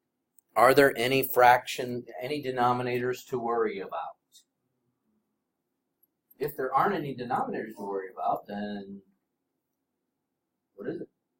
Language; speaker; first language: English; native; English